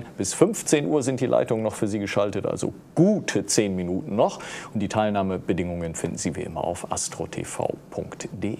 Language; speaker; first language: German; native; German